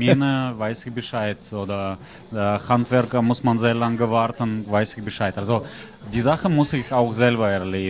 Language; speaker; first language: German; non-native, fluent; Russian